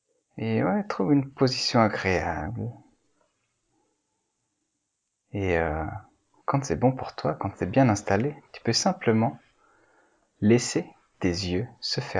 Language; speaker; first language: French; native; French